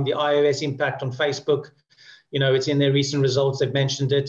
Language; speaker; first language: English; native; English